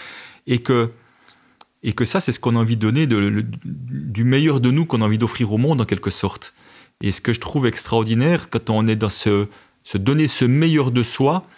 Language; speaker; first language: French; native; French